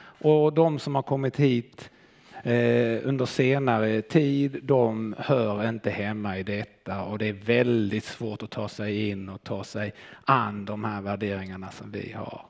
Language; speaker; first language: Swedish; native; Swedish